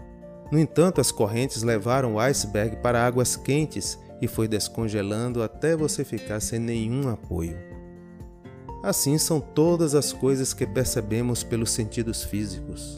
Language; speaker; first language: Portuguese; native; Portuguese